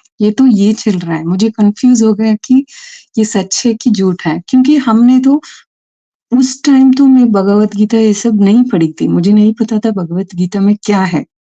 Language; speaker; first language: Hindi; non-native, local second language; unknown